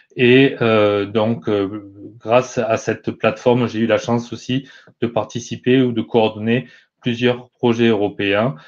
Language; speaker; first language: French; native; French